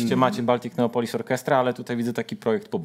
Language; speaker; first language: Polish; native; Polish